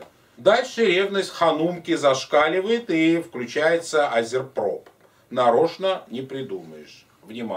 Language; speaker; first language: Russian; native; Russian